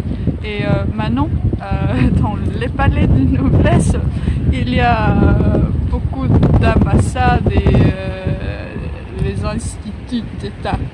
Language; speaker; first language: French; non-native, learner; Estonian